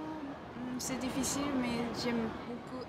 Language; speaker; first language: French; non-native, fluent; Japanese